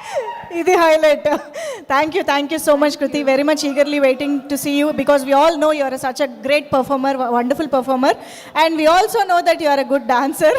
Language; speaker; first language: Telugu; native; Telugu